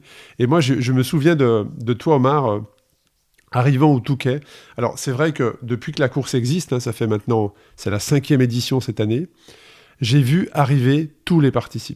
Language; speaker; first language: French; native; French